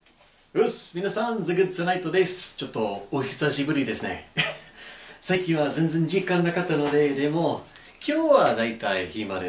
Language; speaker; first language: Japanese; non-native, learner; English